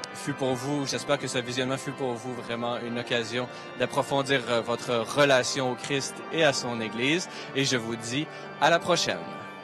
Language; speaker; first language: French; native; French